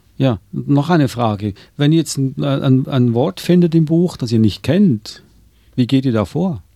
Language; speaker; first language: German; native; German